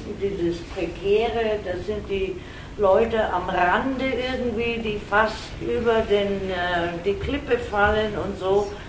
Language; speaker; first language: German; non-native, fluent; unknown